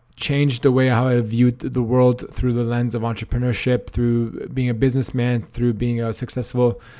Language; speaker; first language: English; native; English